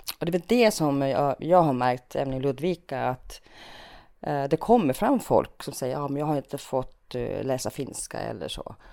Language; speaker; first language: Swedish; early bilingual, other home language; Finnish